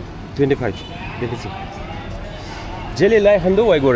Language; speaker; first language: Chinese; non-native, learner; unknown